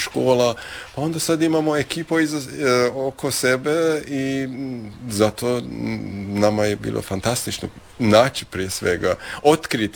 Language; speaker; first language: Croatian; non-native, fluent; Persian